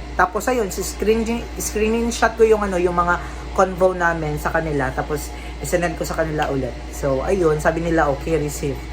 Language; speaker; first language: Filipino; non-native, local second language; Cebuano